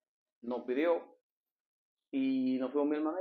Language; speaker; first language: Spanish; native; Spanish